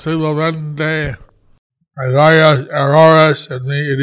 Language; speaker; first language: Spanish; non-native, learner; English